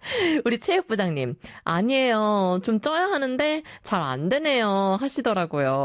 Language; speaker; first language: Korean; early bilingual, heritage; Korean